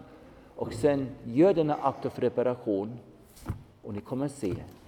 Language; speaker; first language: Swedish; non-native, fluent; German